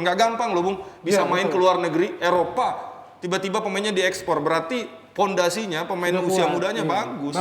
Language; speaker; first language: Indonesian; native; Indonesian